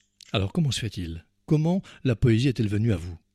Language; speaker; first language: French; native; French